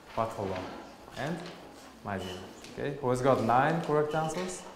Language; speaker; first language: English; non-native, fluent; Uzbek